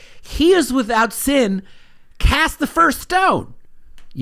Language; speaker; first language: English; native; English